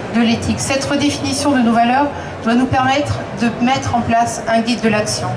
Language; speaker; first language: French; native; French